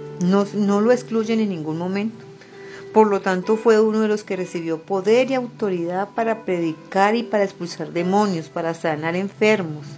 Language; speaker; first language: Spanish; native; Spanish